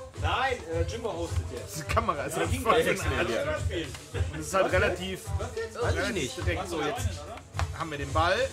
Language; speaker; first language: German; native; German